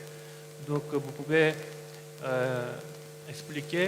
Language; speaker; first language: French; non-native, fluent; Korean